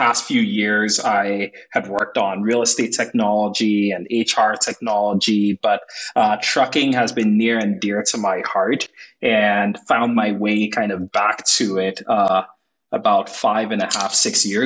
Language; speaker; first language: English; non-native, local second language; Igbo